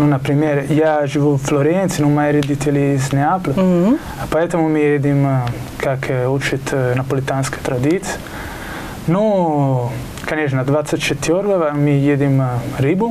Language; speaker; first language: Russian; non-native, learner; Italian